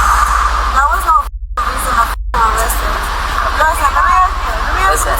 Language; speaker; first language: English; native; English